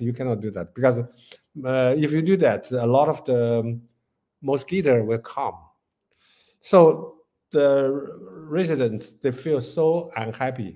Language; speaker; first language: English; non-native, learner; Chinese